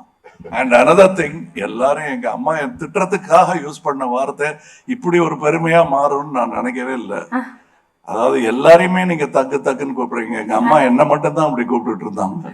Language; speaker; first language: Tamil; native; Tamil